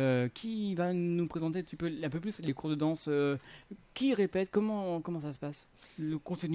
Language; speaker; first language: French; native; French